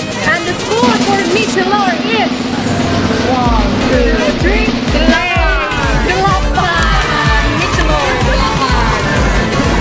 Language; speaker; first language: English; non-native, fluent; Indonesian